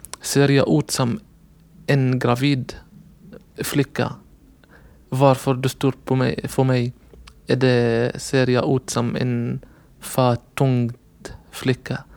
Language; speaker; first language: Swedish; non-native, learner; Arabic